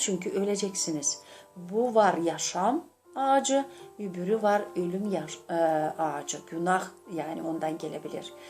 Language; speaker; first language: Turkish; non-native, learner; Gagauz